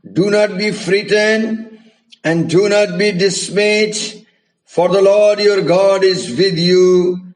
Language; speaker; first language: English; non-native, local second language; Hindi